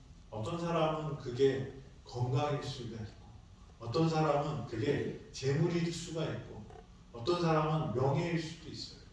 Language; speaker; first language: Korean; native; Korean